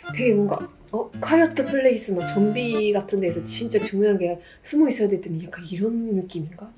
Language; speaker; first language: Korean; non-native, fluent; Japanese